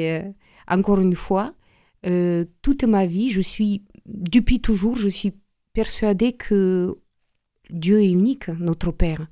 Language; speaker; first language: French; non-native, fluent; Romanian